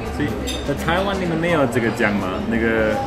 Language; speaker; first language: Chinese; non-native, fluent; German